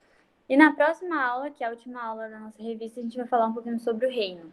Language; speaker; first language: Portuguese; native; Portuguese